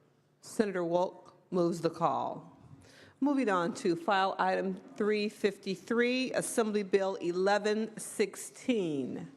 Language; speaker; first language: English; native; English